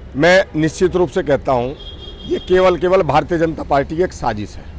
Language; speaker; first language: Hindi; native; Hindi